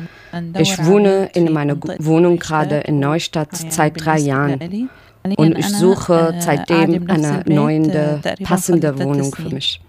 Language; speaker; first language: German; non-native, learner; Arabic